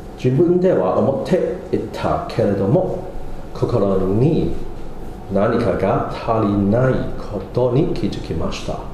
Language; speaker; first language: Japanese; non-native, fluent; English